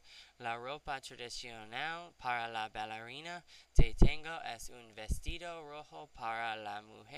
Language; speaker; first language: Spanish; non-native, learner; English